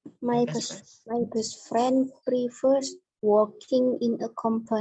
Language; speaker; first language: English; non-native, learner; Indonesian